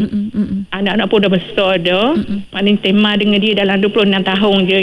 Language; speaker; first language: Malay; native; Malay